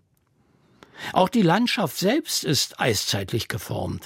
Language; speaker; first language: German; native; German